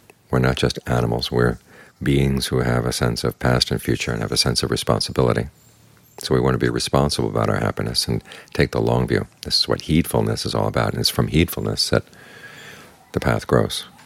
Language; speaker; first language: English; native; English